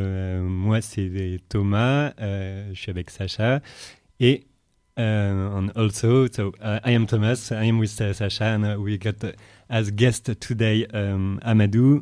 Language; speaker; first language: French; native; French